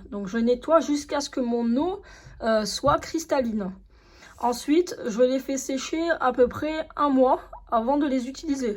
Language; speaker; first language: French; native; French